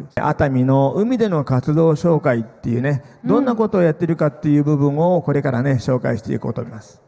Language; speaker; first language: Japanese; native; Japanese